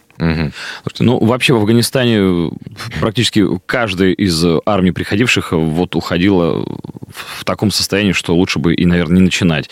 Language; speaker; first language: Russian; native; Russian